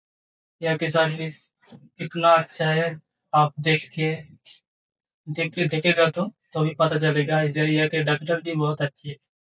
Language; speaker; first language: Hindi; non-native, local second language; Bangla